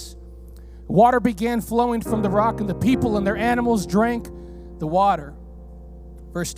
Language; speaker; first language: English; early bilingual, other home language; Spanish